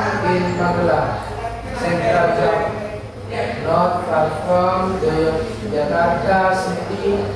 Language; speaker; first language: English; non-native, learner; Indonesian